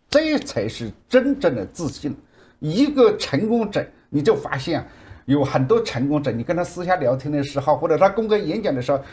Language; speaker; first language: Chinese; native; Chinese